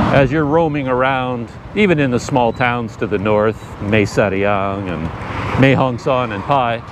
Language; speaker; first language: English; native; English